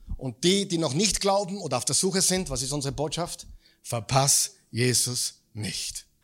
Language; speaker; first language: German; native; German